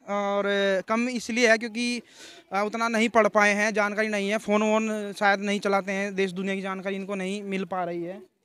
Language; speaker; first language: Hindi; native; Hindi